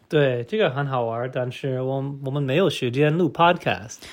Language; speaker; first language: Chinese; non-native, learner; English